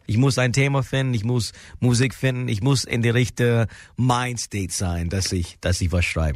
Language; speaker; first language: German; non-native, fluent; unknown